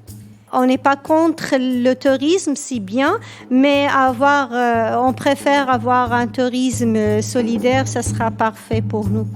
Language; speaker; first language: French; non-native, local second language; Berber languages